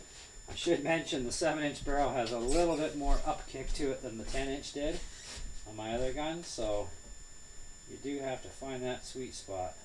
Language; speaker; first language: English; native; English